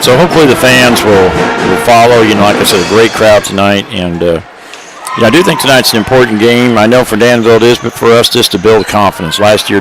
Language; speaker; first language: English; native; English